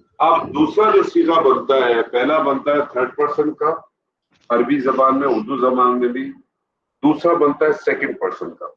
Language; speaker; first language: Urdu; native; Urdu